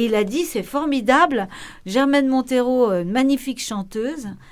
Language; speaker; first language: French; native; French